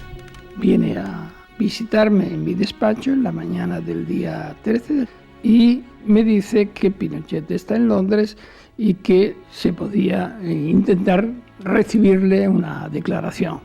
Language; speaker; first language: Spanish; native; Spanish